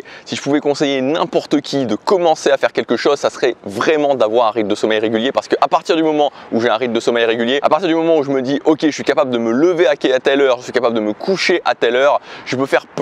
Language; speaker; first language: French; native; French